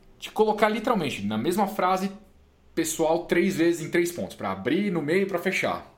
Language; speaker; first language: Portuguese; native; Portuguese